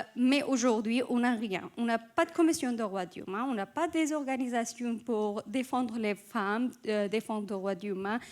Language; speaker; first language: French; non-native, fluent; Persian